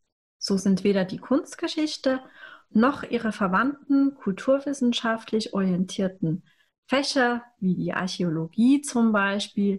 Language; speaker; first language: German; native; German